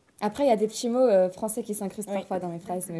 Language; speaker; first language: French; early bilingual, other home language; Polish